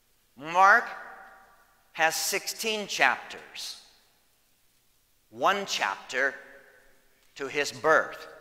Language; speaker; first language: English; native; English